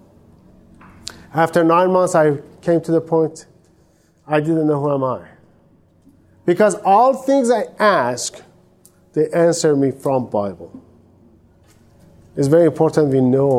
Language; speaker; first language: English; non-native, fluent; Persian